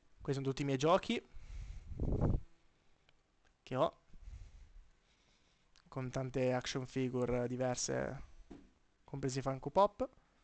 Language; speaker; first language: Italian; native; Italian